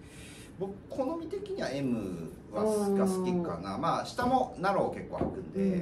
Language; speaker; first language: Japanese; native; Japanese